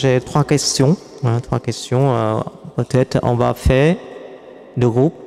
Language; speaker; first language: French; non-native, fluent; Vietnamese